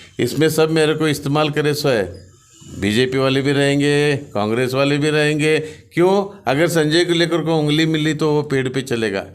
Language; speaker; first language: Hindi; non-native, local second language; Marathi